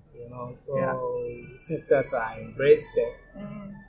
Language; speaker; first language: English; non-native, local second language; Swahili